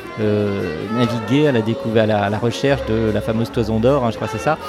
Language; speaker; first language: French; native; French